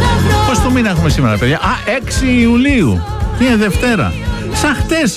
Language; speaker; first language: Greek; native; Greek